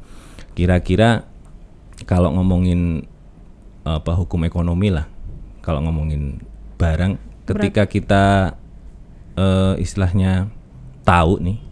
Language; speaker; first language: Indonesian; native; Indonesian